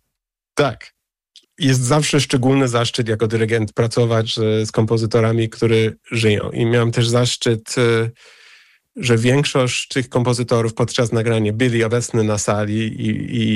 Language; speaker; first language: Polish; non-native, fluent; English